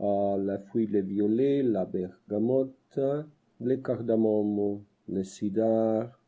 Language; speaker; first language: French; non-native, learner; Portuguese